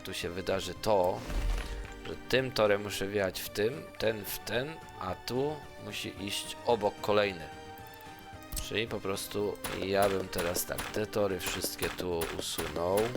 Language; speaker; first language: Polish; native; Polish